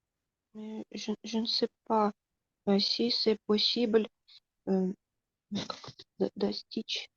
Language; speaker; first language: French; non-native, learner; Russian